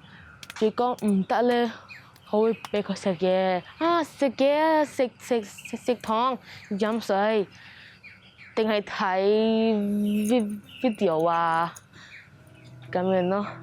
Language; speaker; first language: Cantonese; early bilingual, other home language; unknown